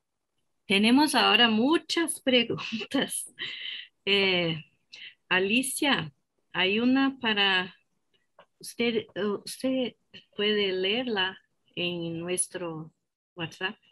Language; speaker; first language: Spanish; non-native, fluent; Portuguese